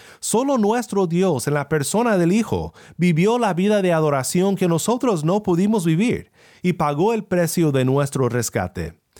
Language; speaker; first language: Spanish; non-native, fluent; English